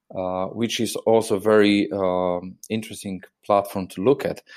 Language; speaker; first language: English; non-native, fluent; Slovenian